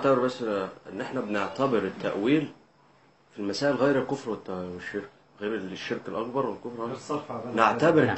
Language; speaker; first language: Arabic; native; Arabic